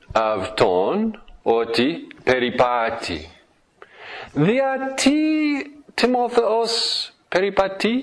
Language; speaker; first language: Greek; non-native, fluent; English